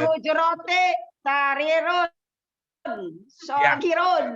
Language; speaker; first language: Arabic; non-native, learner; Indonesian